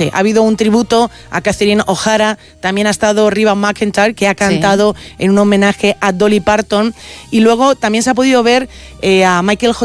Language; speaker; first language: Spanish; native; Spanish